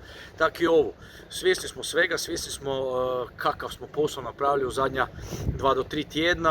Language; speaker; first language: Croatian; native; Croatian